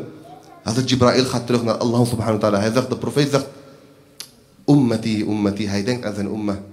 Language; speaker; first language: Dutch; early bilingual, other home language; Urdu